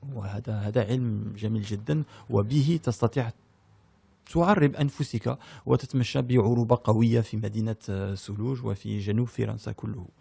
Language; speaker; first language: Arabic; early bilingual, heritage; French